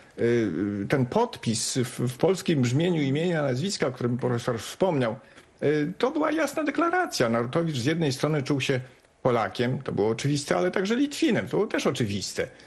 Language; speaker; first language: Polish; native; Polish